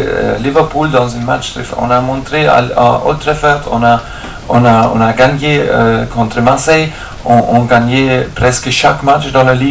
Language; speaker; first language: French; non-native, fluent; German